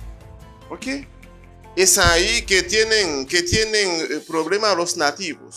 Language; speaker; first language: Spanish; non-native, fluent; Haitian Creole